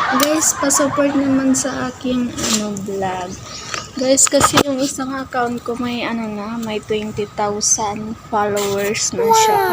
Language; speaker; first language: Filipino; non-native, local second language; Cebuano